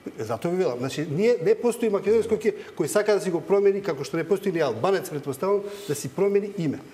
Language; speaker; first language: Macedonian; native; Macedonian